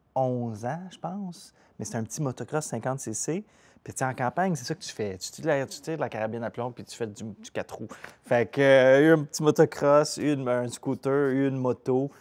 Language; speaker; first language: French; native; French